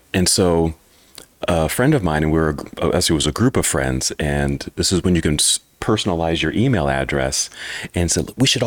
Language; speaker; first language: English; native; English